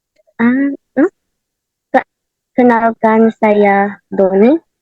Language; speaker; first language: Indonesian; non-native, learner; Filipino